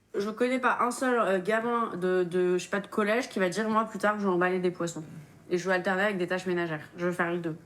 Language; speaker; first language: French; native; French